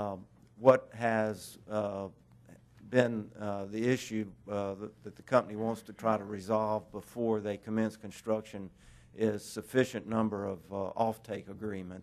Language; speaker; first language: English; native; English